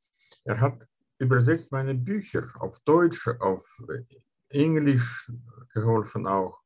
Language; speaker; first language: German; non-native, fluent; Russian